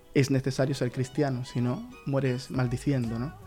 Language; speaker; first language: Spanish; native; Spanish